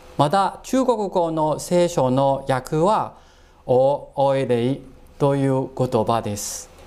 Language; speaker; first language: Japanese; non-native, fluent; Cantonese